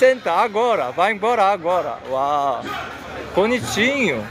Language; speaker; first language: Portuguese; non-native, learner; Korean